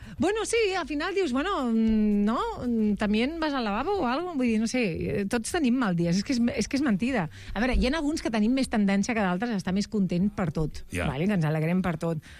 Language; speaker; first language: Catalan; non-native, local second language; Spanish